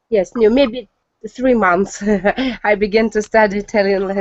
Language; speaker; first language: English; non-native, learner; Russian